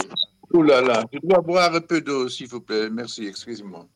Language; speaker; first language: French; non-native, learner; Dutch